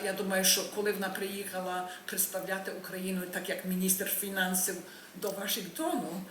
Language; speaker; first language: Ukrainian; early bilingual, heritage; Ukrainian